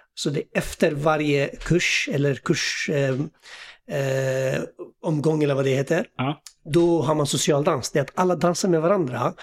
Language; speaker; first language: Swedish; early bilingual, other home language; Assyrian Neo-Aramaic